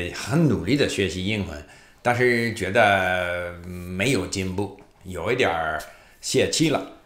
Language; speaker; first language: Chinese; non-native, fluent; English